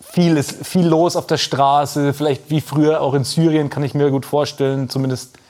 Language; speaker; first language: German; native; German